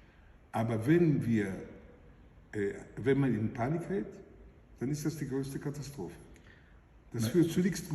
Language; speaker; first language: German; non-native, fluent; Hebrew